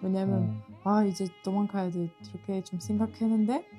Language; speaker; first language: Korean; non-native, fluent; Ukrainian